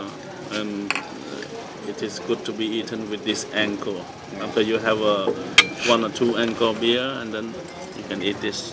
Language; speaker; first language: English; non-native, learner; Khmer